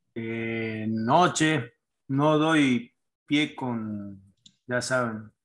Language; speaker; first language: Spanish; native; Spanish